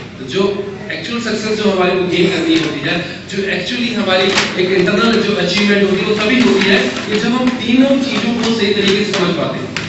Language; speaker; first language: Hindi; native; Hindi